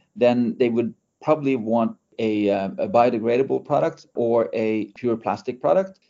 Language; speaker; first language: English; non-native, fluent; Norwegian